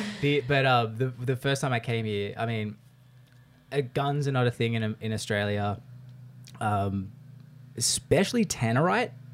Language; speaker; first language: English; native; English